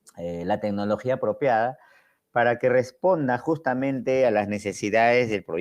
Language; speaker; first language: Spanish; native; Spanish